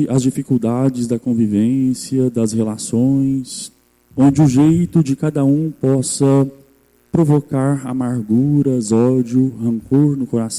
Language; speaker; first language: Portuguese; native; Portuguese